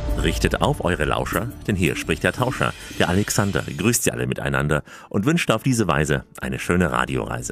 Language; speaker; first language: German; native; German